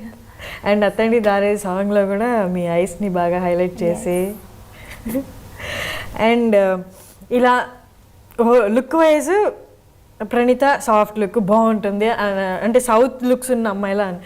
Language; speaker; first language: Telugu; native; Telugu